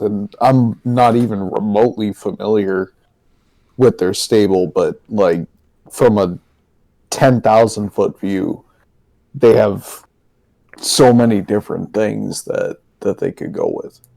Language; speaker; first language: English; native; English